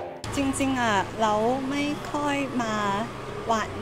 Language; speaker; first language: Thai; non-native, learner; Cantonese